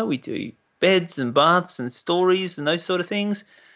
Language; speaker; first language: English; native; English